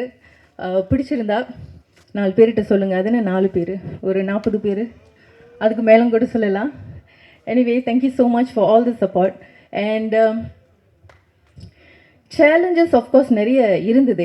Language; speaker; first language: Tamil; native; Tamil